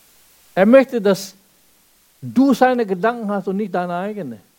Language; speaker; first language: German; non-native, fluent; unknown